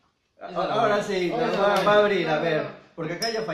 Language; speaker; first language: Spanish; native; Spanish